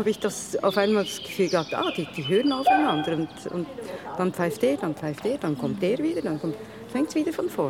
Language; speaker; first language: German; native; German